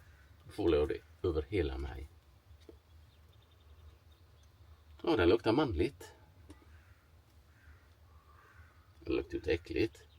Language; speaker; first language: Swedish; native; Swedish